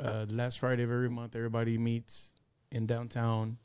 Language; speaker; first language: English; early bilingual, other home language; Spanish